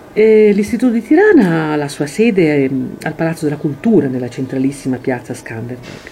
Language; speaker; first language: Italian; native; Italian